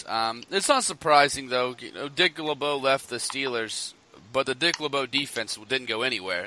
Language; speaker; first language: English; native; English